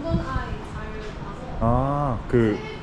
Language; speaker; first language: Korean; non-native, fluent; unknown